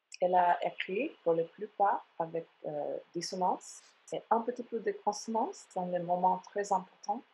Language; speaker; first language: French; non-native, fluent; English